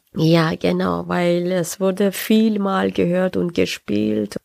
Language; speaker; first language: German; non-native, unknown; Persian